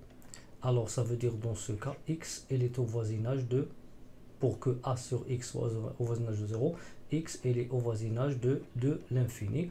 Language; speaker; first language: French; non-native, local second language; Arabic